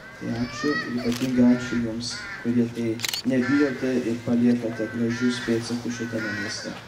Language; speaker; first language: Lithuanian; native; Lithuanian